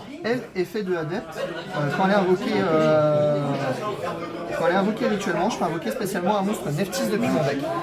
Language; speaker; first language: French; native; French